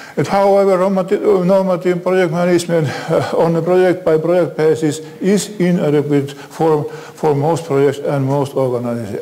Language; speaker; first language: English; non-native, fluent; Finnish